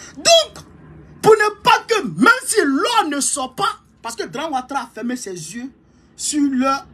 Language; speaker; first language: French; non-native, local second language; Dyula